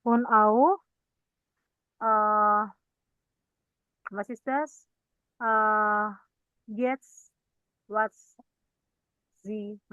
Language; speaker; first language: German; non-native, fluent; Indonesian